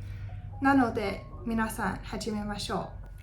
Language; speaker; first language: Japanese; non-native, learner; English